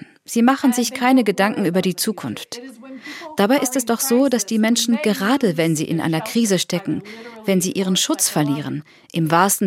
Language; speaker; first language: German; native; German